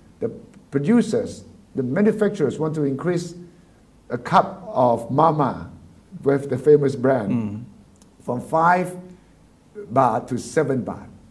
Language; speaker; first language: English; non-native, fluent; Thai